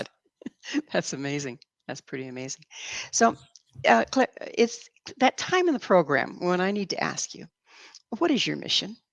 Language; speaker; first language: English; native; English